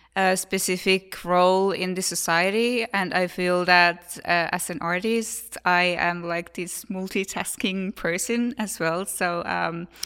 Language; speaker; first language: English; non-native, fluent; Finnish